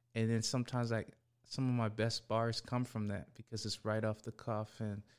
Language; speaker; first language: English; early bilingual, other home language; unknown